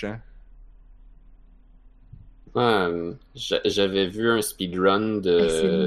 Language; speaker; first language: French; native; French